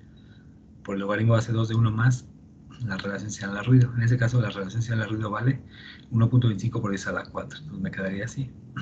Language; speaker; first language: Spanish; native; Spanish